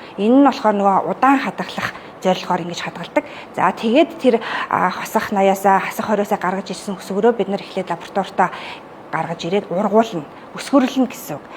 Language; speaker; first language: Mongolian; native; Mongolian